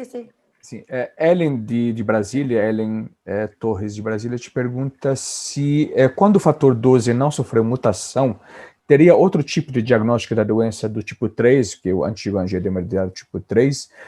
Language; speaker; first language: Portuguese; non-native, fluent; Spanish